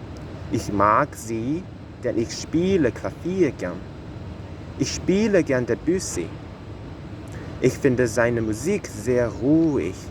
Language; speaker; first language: German; non-native, learner; Cantonese